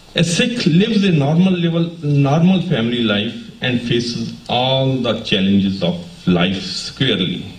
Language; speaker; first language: English; non-native, local second language; Punjabi